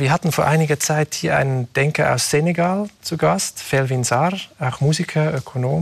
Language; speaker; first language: German; native; German